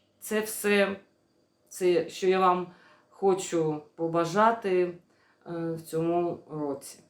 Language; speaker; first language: Ukrainian; non-native, local second language; Russian